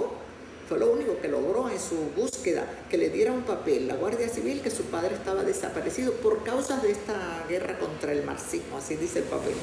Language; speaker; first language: Spanish; native; Spanish